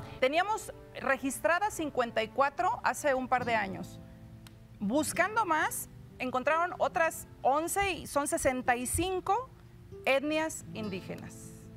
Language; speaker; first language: Spanish; native; Spanish